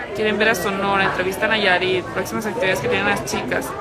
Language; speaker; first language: Spanish; native; Spanish